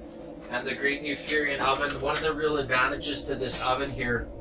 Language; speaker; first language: English; native; English